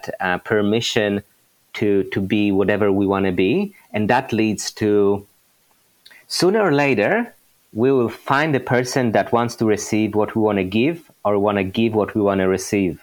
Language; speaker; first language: English; non-native, fluent; Polish